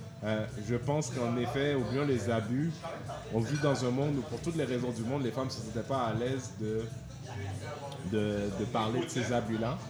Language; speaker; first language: French; native; French